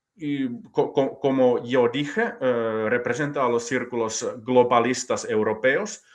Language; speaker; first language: Spanish; non-native, fluent; Finnish